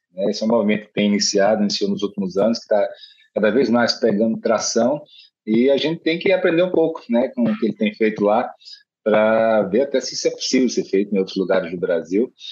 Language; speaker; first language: Portuguese; native; Portuguese